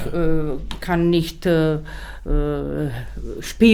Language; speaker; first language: German; non-native, learner; Czech